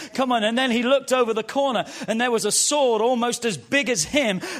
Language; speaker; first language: English; native; English